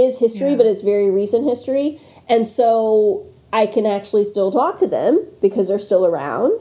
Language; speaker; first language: English; native; English